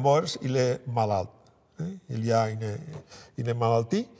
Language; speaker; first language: French; non-native, learner; Spanish